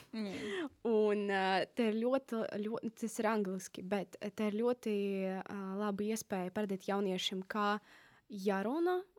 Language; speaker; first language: Latvian; non-native, local second language; Russian